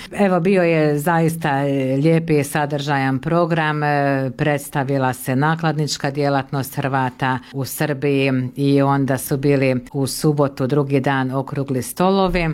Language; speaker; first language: Croatian; early bilingual, heritage; Croatian